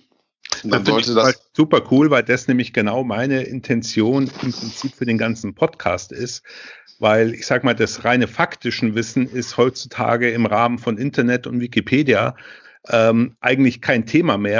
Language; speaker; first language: German; native; German